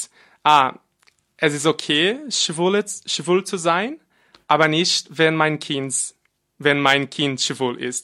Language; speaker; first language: German; non-native, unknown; Portuguese